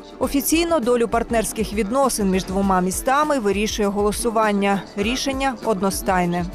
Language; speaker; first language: Ukrainian; native; Ukrainian